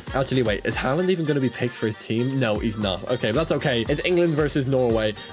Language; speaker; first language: English; native; English